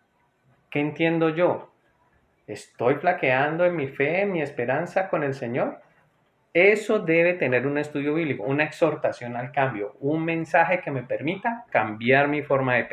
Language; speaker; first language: Spanish; native; Spanish